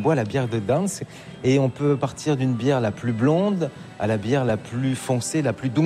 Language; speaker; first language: French; native; French